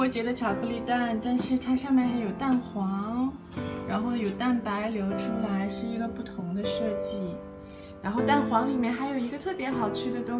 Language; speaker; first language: Chinese; native; Chinese